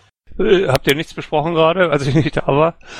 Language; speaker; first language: German; native; German